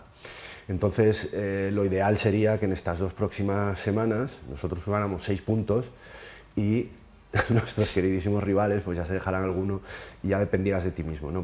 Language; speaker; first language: Spanish; native; Spanish